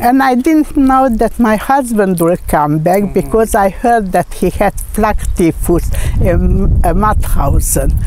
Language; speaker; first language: English; non-native, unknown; Hungarian